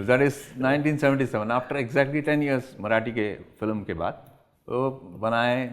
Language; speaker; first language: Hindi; non-native, local second language; Tamil